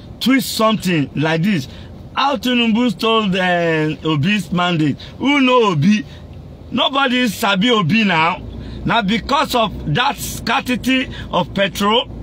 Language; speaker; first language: Nigerian Pidgin; non-native, local second language; Yoruba